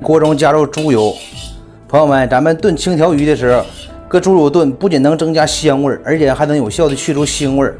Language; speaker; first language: Chinese; native; Chinese